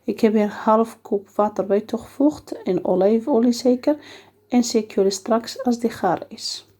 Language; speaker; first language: Dutch; non-native, learner; Arabic